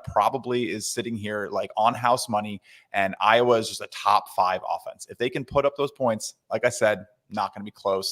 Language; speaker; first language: English; native; English